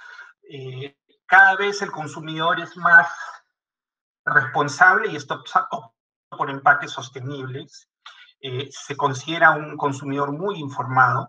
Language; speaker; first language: Spanish; native; Spanish